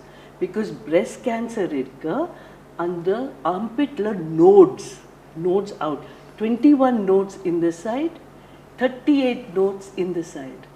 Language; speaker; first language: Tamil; non-native, learner; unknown